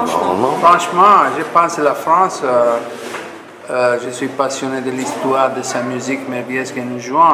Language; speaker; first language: French; non-native, fluent; Italian